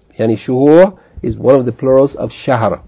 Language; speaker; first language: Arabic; non-native, fluent; English